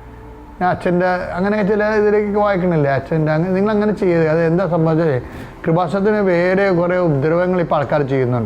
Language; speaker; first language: Malayalam; native; Malayalam